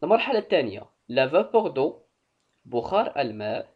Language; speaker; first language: French; non-native, local second language; Arabic